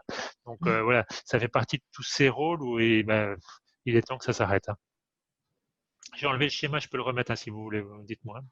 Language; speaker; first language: French; native; French